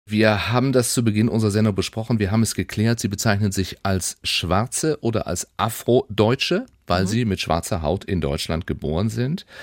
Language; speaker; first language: German; native; German